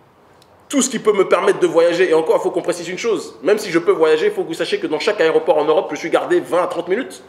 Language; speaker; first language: French; native; French